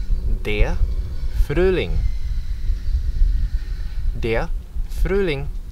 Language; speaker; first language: German; non-native, fluent; Indonesian